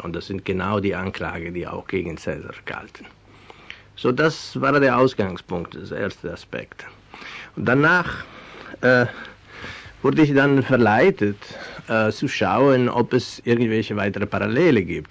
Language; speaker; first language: German; non-native, fluent; Venetian